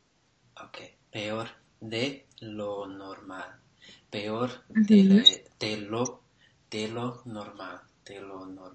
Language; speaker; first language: Spanish; non-native, learner; English